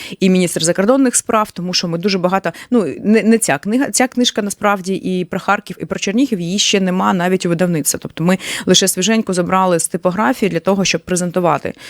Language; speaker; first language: Ukrainian; native; Ukrainian